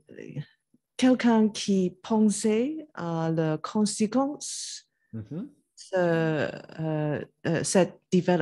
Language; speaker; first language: French; non-native, learner; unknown